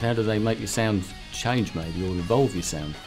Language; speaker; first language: English; native; English